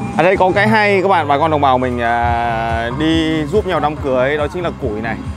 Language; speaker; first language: Vietnamese; non-native, local second language; Hmong